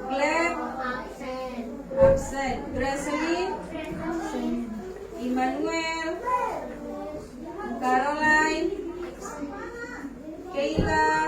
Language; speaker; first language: English; non-native, learner; Indonesian